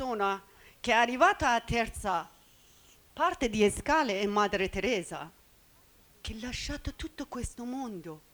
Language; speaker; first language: Italian; non-native, learner; Persian